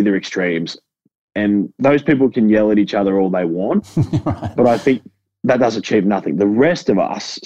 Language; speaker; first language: English; native; English